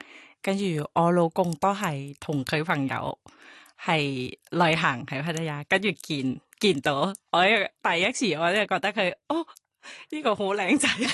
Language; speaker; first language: Cantonese; non-native, learner; Thai